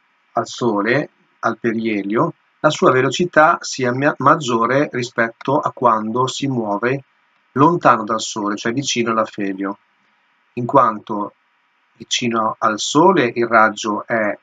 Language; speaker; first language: Italian; native; Italian